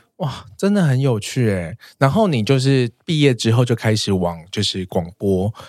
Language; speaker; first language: Chinese; native; Chinese